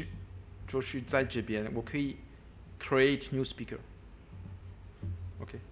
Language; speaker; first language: Chinese; non-native, learner; French